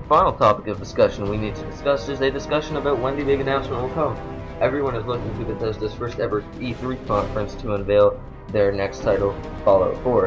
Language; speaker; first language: English; native; English